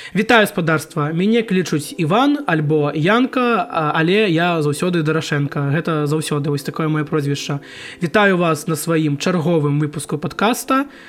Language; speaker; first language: Belarusian; non-native, local second language; Russian